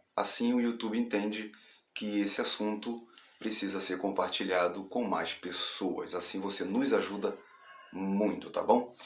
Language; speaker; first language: Portuguese; native; Portuguese